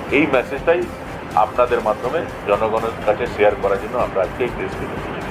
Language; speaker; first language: Bangla; non-native, local second language; Hindi